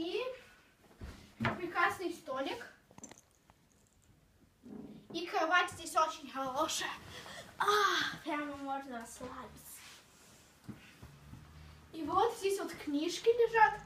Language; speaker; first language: Russian; early bilingual, heritage; Russian